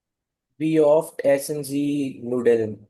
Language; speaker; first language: German; non-native, learner; Marathi